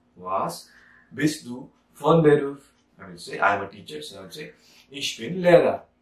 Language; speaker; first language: German; non-native, fluent; Marathi